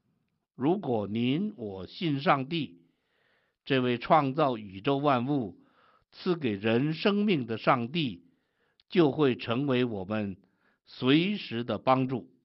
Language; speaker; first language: Chinese; native; Chinese